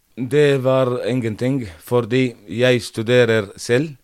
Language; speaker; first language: Norwegian; non-native, learner; Arabic